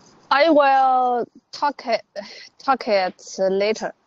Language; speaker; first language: English; non-native, learner; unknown